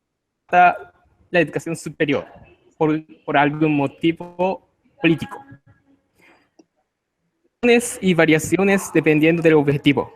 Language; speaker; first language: Spanish; non-native, learner; Japanese